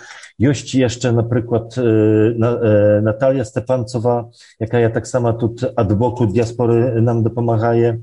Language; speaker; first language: Belarusian; early bilingual, heritage; Belarusian